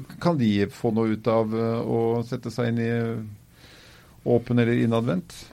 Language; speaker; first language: Norwegian; native; Norwegian